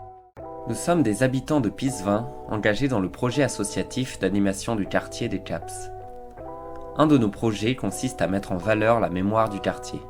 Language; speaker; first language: French; native; French